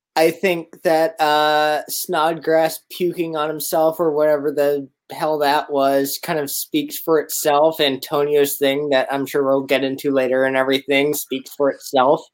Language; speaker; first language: English; native; English